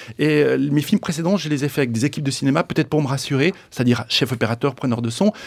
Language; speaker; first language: French; early bilingual, other home language; Spanish